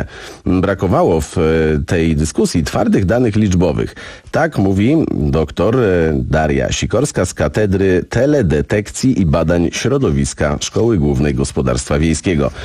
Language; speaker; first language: Polish; native; Polish